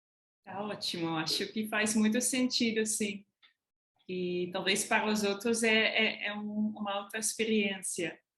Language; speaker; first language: Portuguese; non-native, fluent; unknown